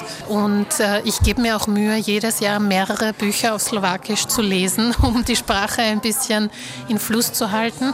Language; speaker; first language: German; early bilingual, other home language; Slovak